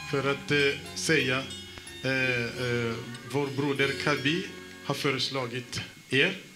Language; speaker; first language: Swedish; non-native, fluent; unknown